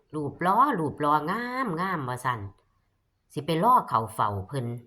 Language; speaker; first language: Thai; non-native, local second language; Northeastern Thai